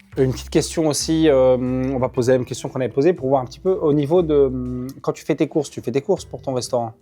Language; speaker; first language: French; native; French